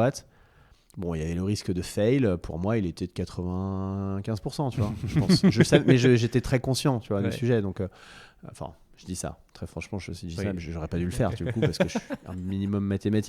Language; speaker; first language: French; native; French